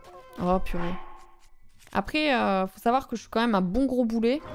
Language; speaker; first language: French; native; French